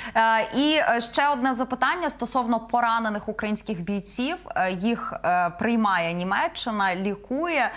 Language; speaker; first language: Ukrainian; native; Ukrainian